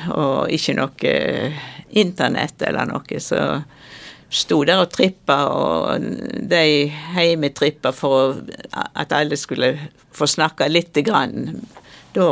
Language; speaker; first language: Norwegian; native; Norwegian